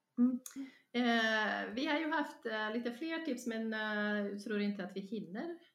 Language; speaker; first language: Swedish; non-native, fluent; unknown